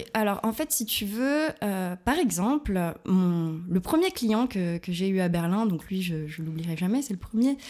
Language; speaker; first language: French; native; French